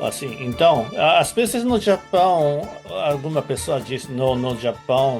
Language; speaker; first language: Portuguese; non-native, fluent; Japanese